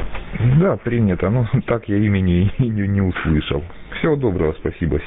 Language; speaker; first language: Russian; native; Russian